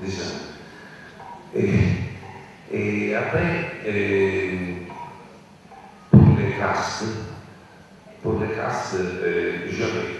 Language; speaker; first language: French; non-native, learner; Italian